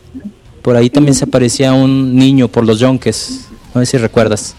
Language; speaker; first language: Spanish; native; Spanish